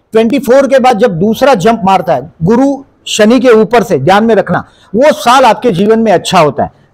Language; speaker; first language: Hindi; non-native, local second language; Gujarati